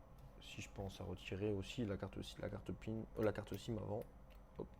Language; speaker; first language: French; native; French